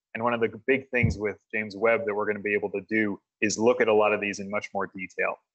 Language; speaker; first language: English; native; English